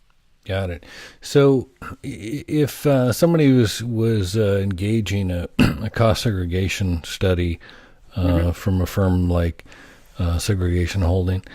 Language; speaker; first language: English; native; English